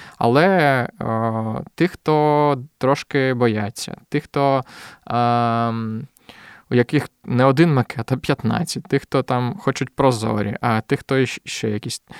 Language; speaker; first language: Ukrainian; non-native, local second language; Russian